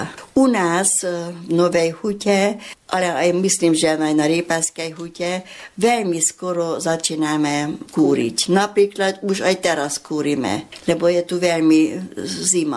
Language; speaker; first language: Slovak; early bilingual, heritage; Slovak